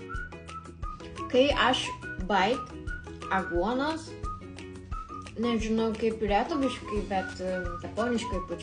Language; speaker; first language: Lithuanian; non-native, learner; Japanese